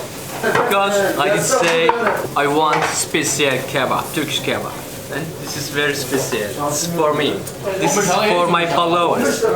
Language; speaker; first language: English; non-native, learner; Turkish